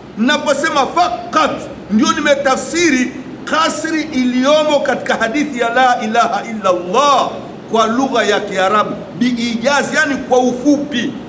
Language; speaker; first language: Swahili; native; Swahili